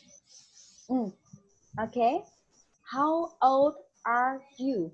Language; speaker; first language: English; non-native, learner; Vietnamese